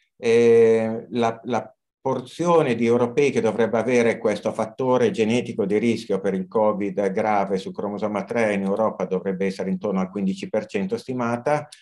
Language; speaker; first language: Italian; native; Italian